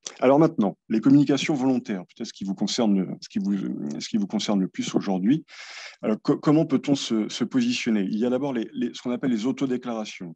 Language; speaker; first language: French; native; French